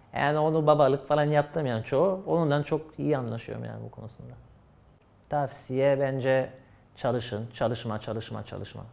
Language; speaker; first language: Turkish; non-native, fluent; French